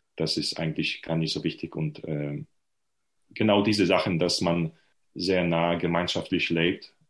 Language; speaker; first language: German; non-native, fluent; Polish